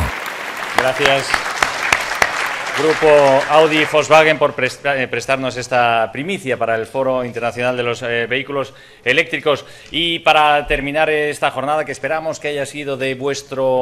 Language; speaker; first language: Spanish; native; Spanish